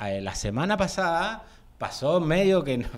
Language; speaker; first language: Spanish; native; Spanish